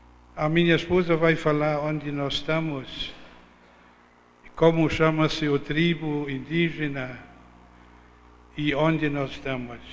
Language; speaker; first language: Portuguese; non-native, fluent; German